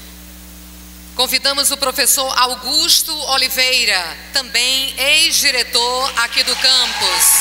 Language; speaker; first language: Portuguese; native; Portuguese